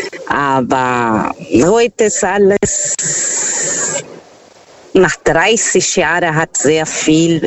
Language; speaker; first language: German; non-native, fluent; Portuguese